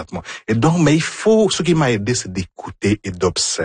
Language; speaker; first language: French; non-native, fluent; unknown